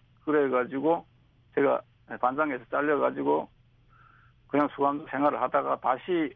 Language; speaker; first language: Korean; native; Korean